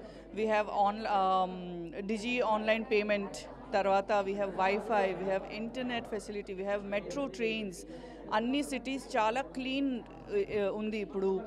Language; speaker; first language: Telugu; non-native, learner; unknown